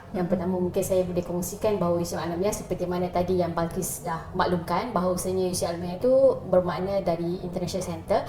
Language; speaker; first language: Malay; native; Malay